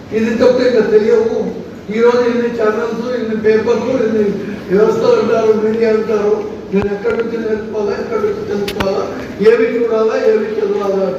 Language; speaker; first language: Telugu; native; Telugu